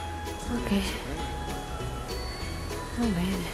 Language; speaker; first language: Italian; non-native, learner; Russian